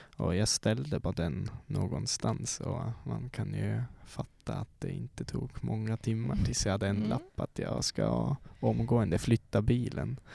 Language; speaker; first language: Swedish; non-native, fluent; Swiss German